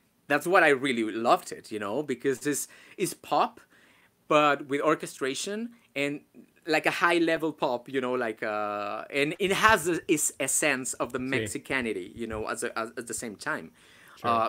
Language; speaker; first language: English; non-native, fluent; Spanish